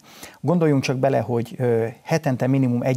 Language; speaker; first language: Hungarian; native; Hungarian